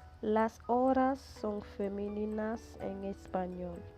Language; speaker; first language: Spanish; non-native, fluent; Haitian Creole